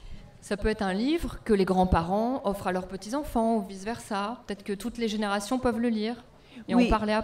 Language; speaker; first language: French; native; French